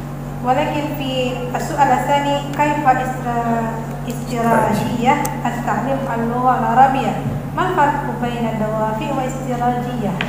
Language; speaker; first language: Arabic; non-native, fluent; Indonesian